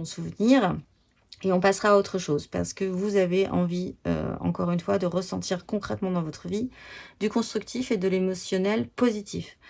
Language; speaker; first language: French; native; French